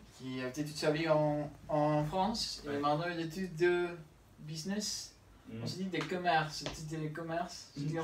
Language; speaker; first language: French; non-native, learner; Spanish